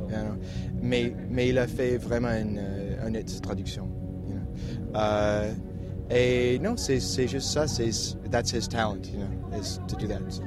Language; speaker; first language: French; non-native, local second language; English